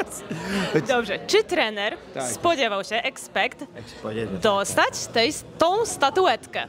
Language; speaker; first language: Polish; native; Polish